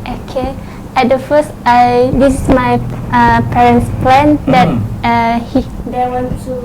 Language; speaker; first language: English; non-native, learner; Thai